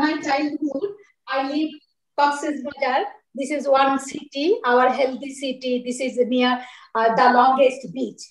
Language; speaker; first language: English; non-native, learner; Bangla